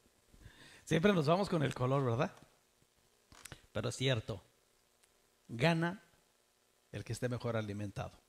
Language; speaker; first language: Spanish; native; Spanish